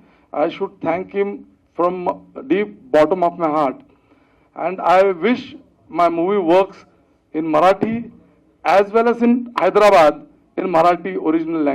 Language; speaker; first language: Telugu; early bilingual, heritage; Telugu